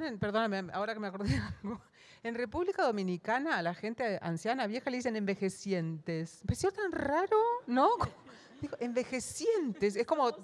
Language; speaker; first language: Spanish; native; Spanish